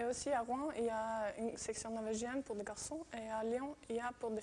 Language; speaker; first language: French; non-native, fluent; Norwegian